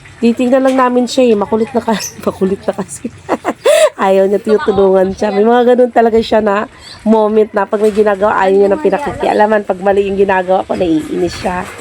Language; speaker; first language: Filipino; non-native, local second language; Cebuano